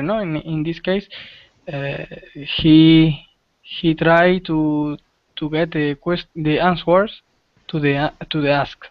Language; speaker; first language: English; non-native, learner; Spanish